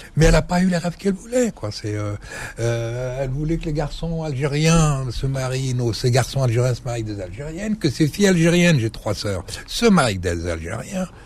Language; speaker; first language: French; early bilingual, other home language; Arabic